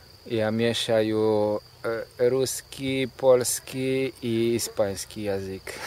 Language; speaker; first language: Russian; non-native, learner; Polish